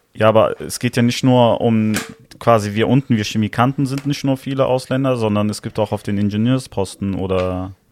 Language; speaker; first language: German; early bilingual, other home language; Italian